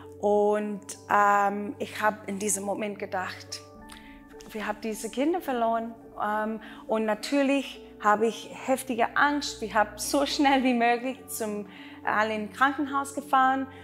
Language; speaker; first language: German; non-native, learner; Afrikaans